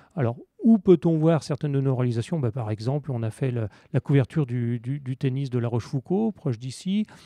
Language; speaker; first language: French; native; French